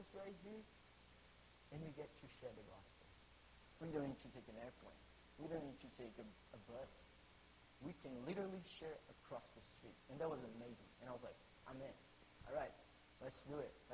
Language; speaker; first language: English; non-native, fluent; Portuguese